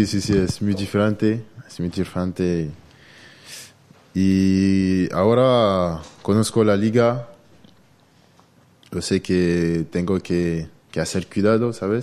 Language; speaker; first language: Spanish; non-native, learner; French